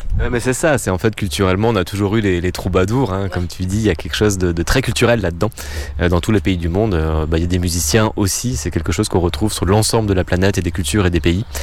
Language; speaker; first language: French; native; French